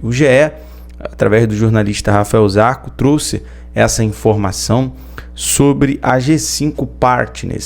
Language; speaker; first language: Portuguese; native; Portuguese